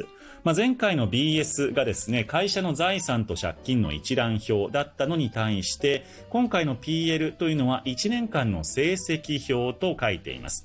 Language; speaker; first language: Japanese; native; Japanese